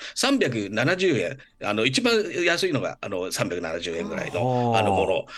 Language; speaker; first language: Japanese; native; Japanese